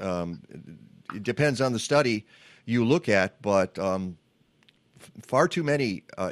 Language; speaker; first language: English; native; English